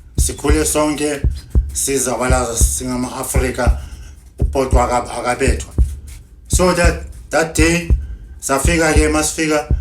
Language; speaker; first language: Zulu; native; Zulu